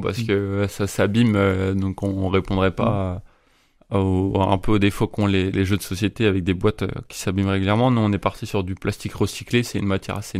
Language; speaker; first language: French; native; French